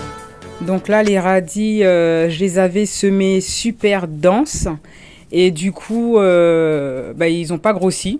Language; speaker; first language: French; native; French